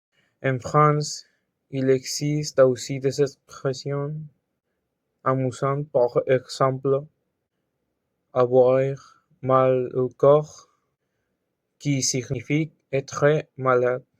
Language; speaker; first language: French; non-native, learner; Spanish